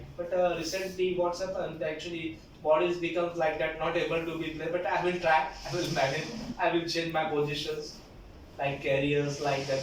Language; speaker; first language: English; non-native, local second language; Marathi